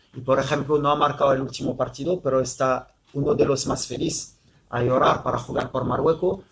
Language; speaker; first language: Spanish; non-native, fluent; French